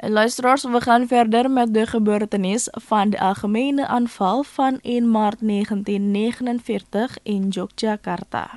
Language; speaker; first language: Dutch; non-native, fluent; Indonesian